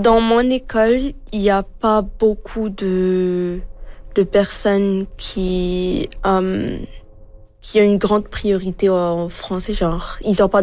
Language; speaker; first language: French; non-native, local second language; Arabic